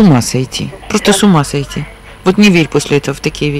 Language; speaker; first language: Russian; native; Russian